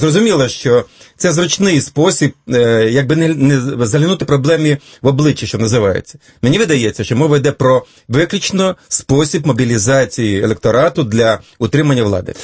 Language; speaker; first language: Ukrainian; native; Ukrainian